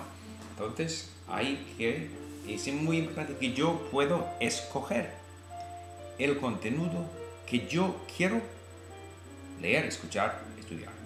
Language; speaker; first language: Spanish; non-native, fluent; English